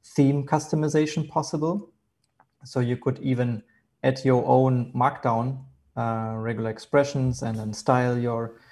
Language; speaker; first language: English; non-native, fluent; German